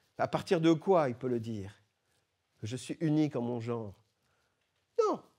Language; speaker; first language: French; early bilingual, other home language; Arabic